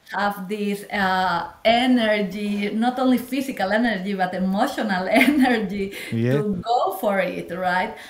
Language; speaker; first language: English; non-native, fluent; Spanish